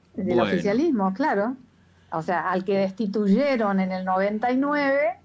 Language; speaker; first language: Spanish; native; Spanish